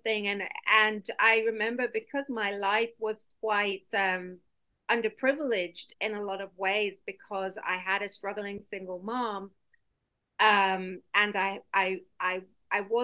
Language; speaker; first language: English; native; English